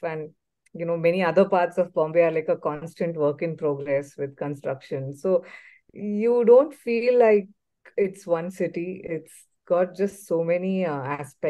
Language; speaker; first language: English; non-native, local second language; Tamil